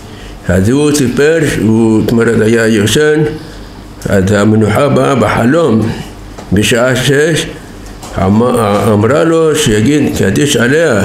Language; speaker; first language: Hebrew; non-native, fluent; Persian